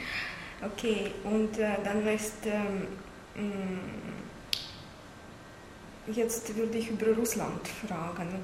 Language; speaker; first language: German; non-native, learner; Russian